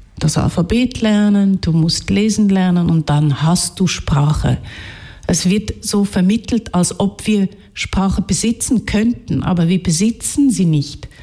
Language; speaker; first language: German; early bilingual, other home language; Hungarian